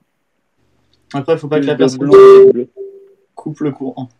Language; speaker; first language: French; native; French